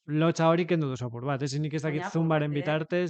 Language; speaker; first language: Basque; native; Basque